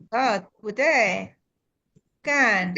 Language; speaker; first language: Chinese; non-native, fluent; Indonesian